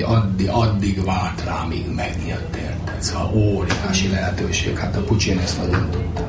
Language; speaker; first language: Hungarian; native; Hungarian